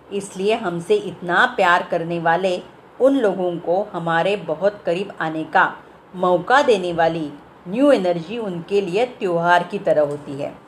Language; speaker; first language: Hindi; non-native, local second language; Marathi